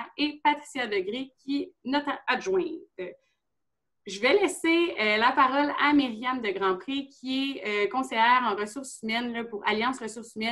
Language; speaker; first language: French; native; French